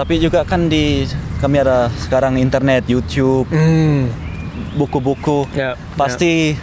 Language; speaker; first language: Indonesian; early bilingual, heritage; Indonesian